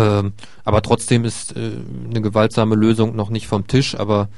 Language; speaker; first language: German; native; German